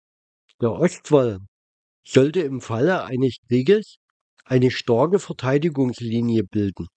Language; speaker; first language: German; native; German